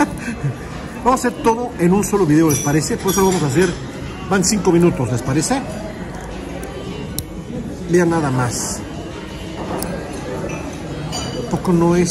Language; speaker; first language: Spanish; native; Spanish